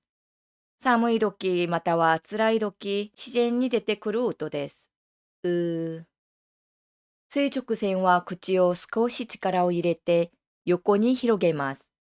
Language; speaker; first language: Japanese; non-native, fluent; Korean